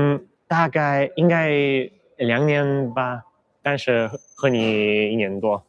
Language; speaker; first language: Chinese; non-native, learner; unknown